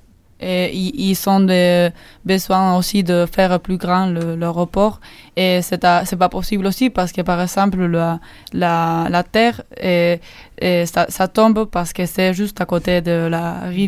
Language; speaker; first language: French; non-native, learner; Basque